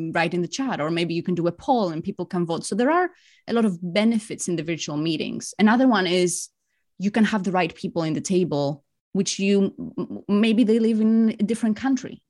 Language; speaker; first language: English; non-native, fluent; Greek